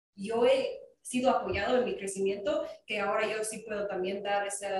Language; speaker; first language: Spanish; non-native, fluent; English